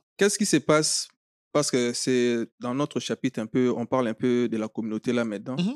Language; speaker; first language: French; non-native, local second language; Lingala